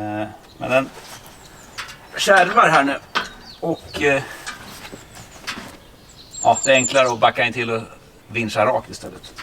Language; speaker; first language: Swedish; native; Swedish